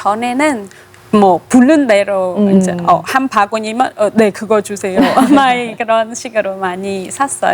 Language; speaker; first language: Korean; non-native, fluent; Khmer